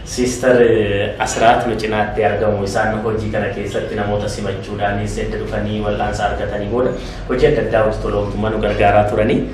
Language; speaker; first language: Oromo; native; Oromo